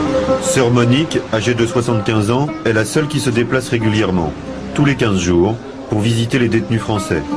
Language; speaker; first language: French; native; French